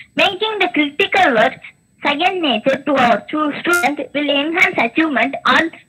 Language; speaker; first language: English; non-native, local second language; Tamil